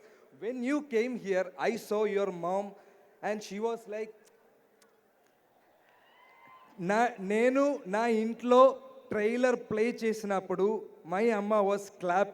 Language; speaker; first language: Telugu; non-native, learner; Malayalam